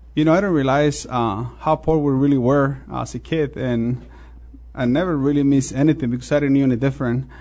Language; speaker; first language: English; non-native, fluent; Spanish